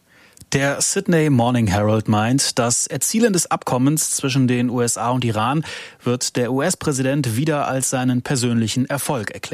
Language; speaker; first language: German; native; German